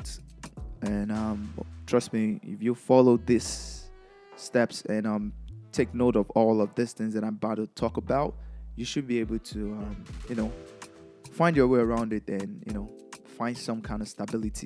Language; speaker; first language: English; non-native, local second language; Yoruba